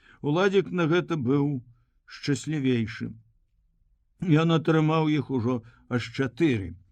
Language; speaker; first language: Belarusian; native; Belarusian